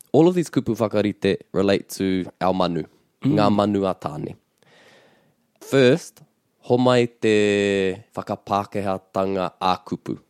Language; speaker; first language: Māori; non-native, local second language; English